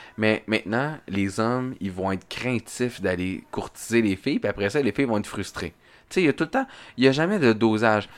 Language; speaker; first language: French; native; French